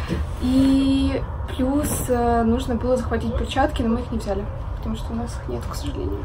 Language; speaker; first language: Russian; native; Russian